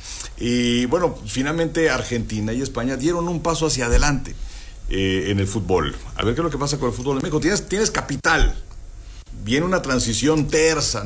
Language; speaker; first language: Spanish; native; Spanish